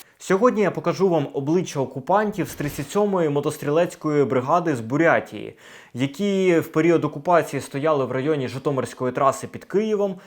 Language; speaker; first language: Ukrainian; native; Ukrainian